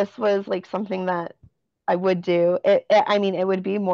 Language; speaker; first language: English; native; English